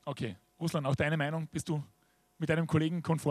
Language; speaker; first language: German; native; German